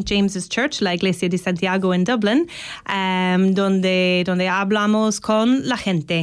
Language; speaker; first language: Spanish; non-native, learner; English